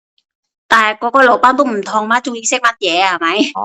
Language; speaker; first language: Cantonese; non-native, fluent; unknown